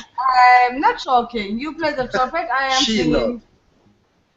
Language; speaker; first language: English; non-native, learner; French